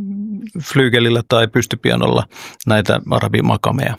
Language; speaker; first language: Finnish; early bilingual, other home language; Oromo